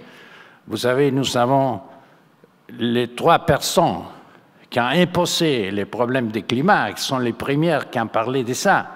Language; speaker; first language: French; non-native, fluent; Spanish